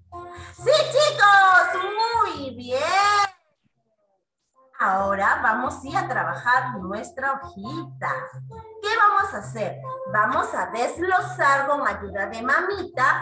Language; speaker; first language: Spanish; native; Spanish